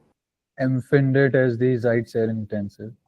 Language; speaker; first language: German; non-native, learner; Hindi